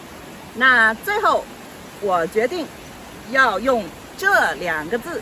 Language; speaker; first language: Chinese; non-native, local second language; Yao